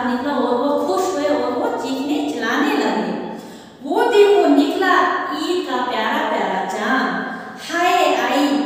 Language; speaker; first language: Hindi; non-native, local second language; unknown